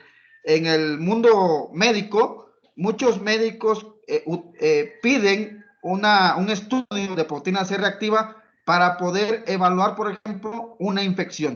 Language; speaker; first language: Spanish; native; Spanish